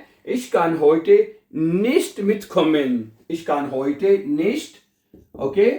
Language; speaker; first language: German; non-native, fluent; Urdu